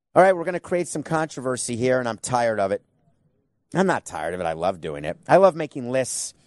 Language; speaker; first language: English; native; English